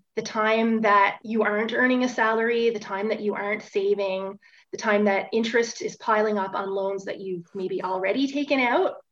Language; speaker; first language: English; native; English